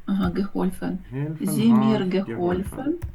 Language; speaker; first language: German; non-native, learner; Ukrainian